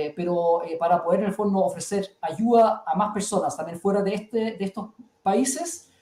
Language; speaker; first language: Spanish; early bilingual, heritage; German